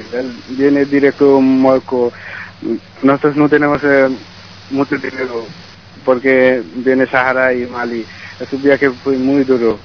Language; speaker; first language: Spanish; non-native, learner; Bangla